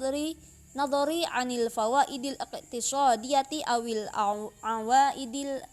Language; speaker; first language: Arabic; non-native, learner; Indonesian